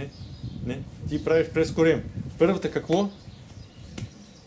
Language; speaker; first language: Bulgarian; non-native, learner; Russian